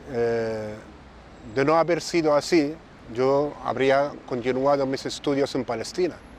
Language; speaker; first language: Spanish; non-native, fluent; Arabic